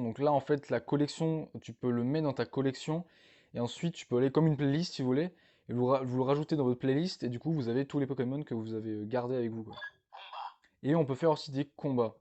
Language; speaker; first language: French; native; French